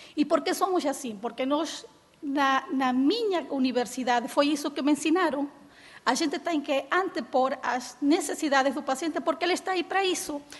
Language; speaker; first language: Portuguese; early bilingual, heritage; Portuguese